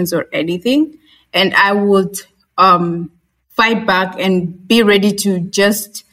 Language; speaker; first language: English; non-native, local second language; Swahili